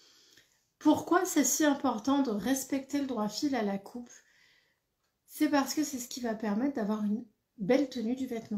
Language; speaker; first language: French; native; French